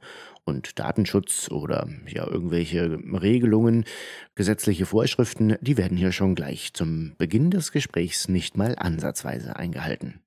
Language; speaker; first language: German; native; German